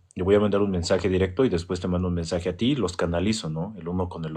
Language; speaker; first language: Spanish; native; Spanish